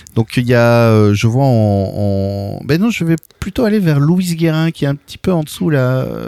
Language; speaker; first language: French; native; French